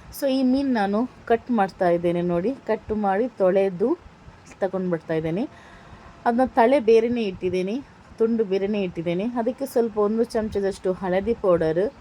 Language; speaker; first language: Kannada; non-native, local second language; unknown